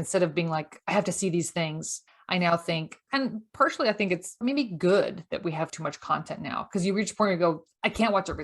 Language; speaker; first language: English; native; English